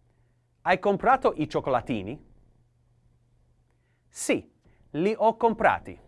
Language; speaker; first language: Italian; non-native, learner; English